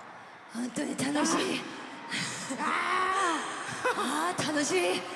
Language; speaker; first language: Japanese; non-native, fluent; Korean